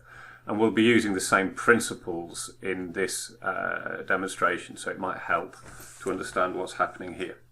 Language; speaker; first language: English; native; English